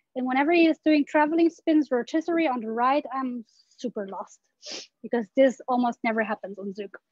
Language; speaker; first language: English; non-native, fluent; German